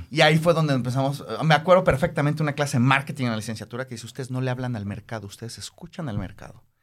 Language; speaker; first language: Spanish; native; Spanish